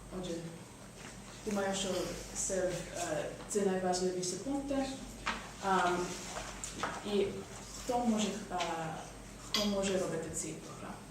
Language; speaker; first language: Ukrainian; non-native, learner; English